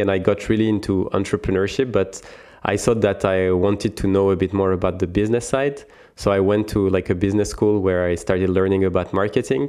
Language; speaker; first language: English; non-native, fluent; French